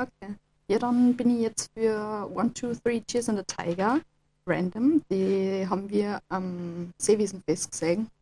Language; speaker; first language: German; native; German